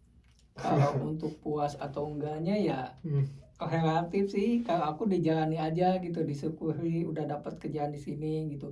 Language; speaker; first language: Indonesian; native; Indonesian